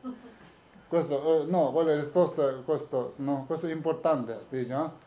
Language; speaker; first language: Italian; non-native, learner; Tibetan